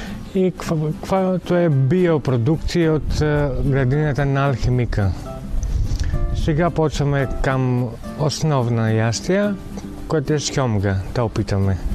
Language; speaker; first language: Bulgarian; non-native, fluent; Greek